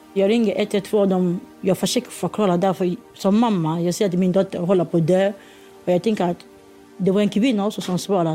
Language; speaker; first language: Swedish; non-native, learner; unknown